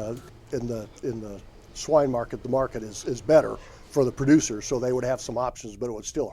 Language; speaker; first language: English; native; English